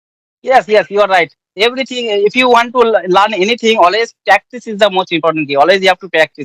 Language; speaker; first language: English; non-native, learner; Bangla